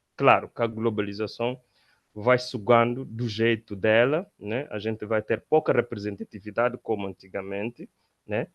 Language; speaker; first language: Portuguese; non-native, local second language; Upper Guinea Crioulo